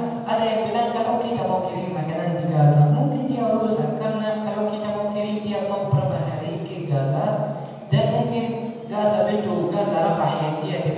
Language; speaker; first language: Indonesian; non-native, learner; Arabic